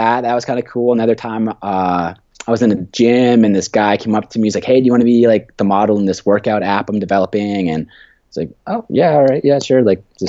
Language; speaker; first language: English; native; English